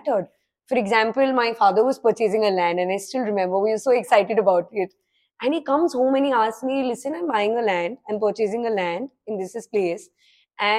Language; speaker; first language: English; non-native, local second language; Hindi